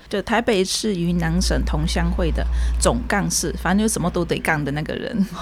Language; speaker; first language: Chinese; early bilingual, heritage; Chinese